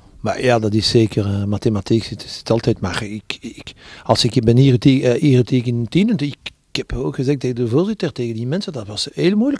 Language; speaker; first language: Dutch; non-native, local second language; French